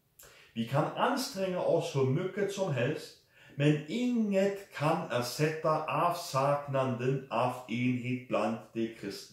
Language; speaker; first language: Swedish; non-native, fluent; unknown